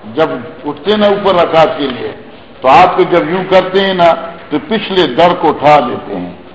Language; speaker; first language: Urdu; non-native, local second language; Northern Hindko